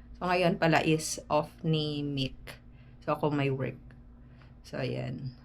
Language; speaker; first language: Filipino; native; Filipino